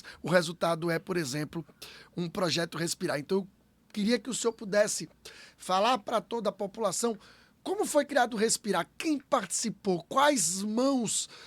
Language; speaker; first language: Portuguese; native; Portuguese